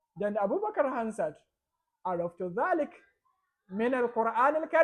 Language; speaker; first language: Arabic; non-native, fluent; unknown